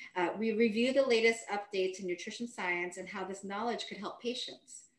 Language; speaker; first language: English; native; English